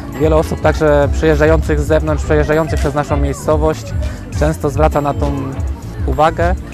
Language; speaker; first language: Polish; native; Polish